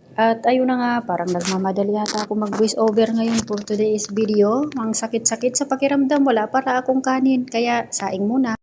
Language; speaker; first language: Filipino; non-native, local second language; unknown